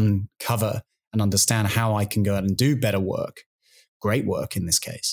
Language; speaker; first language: English; native; English